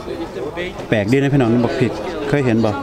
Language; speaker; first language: Dutch; non-native, learner; Thai